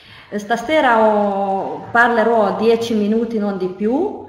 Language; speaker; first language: Italian; non-native, fluent; Hungarian